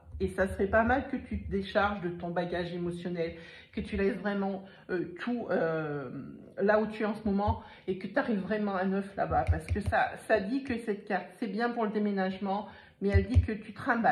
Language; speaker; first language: French; native; French